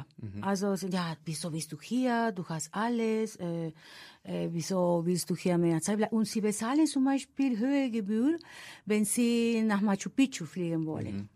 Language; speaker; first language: German; non-native, fluent; Spanish